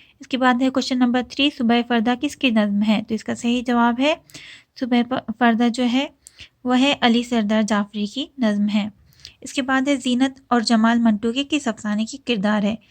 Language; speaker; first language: Urdu; native; Urdu